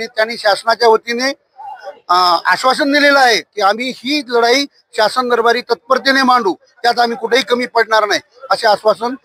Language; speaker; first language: Marathi; non-native, local second language; Lambadi